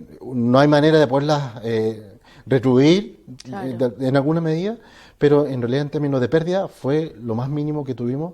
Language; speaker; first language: Spanish; native; Spanish